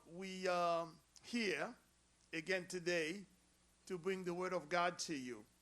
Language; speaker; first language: English; non-native, learner; Haitian Creole